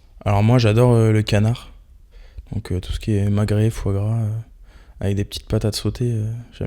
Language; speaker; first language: French; native; French